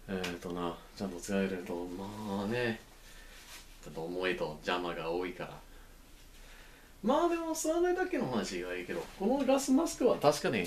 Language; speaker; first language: Japanese; non-native, learner; English